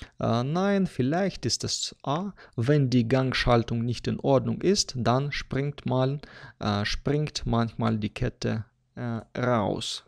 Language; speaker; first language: German; non-native, fluent; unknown